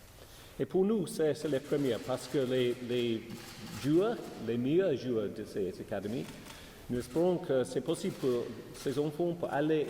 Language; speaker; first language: French; non-native, learner; English